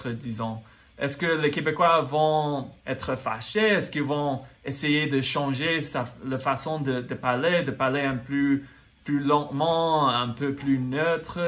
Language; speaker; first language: French; non-native, learner; English